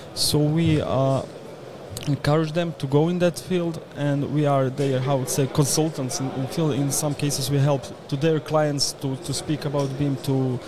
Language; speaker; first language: English; non-native, fluent; Bosnian